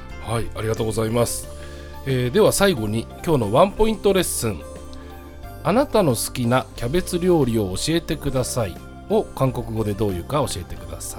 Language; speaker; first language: Japanese; native; Japanese